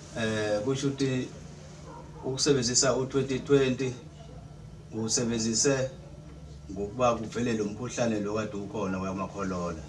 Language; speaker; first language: Zulu; native; Zulu